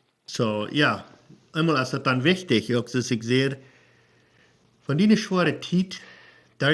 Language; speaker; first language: German; non-native, learner; Plautdietsch